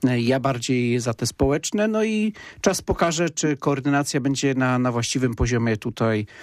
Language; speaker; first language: Polish; native; Polish